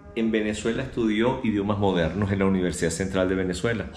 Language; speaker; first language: Spanish; early bilingual, other home language; Japanese